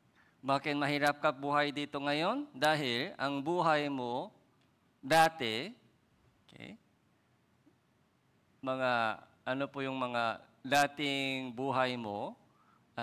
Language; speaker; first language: Filipino; non-native, fluent; Korean